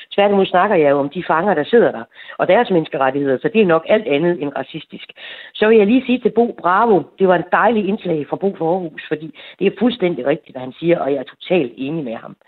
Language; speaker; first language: Danish; native; Danish